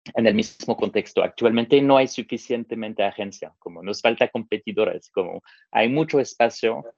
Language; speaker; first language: Spanish; non-native, fluent; French